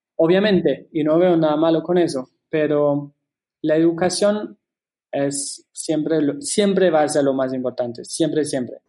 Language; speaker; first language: Spanish; non-native, fluent; German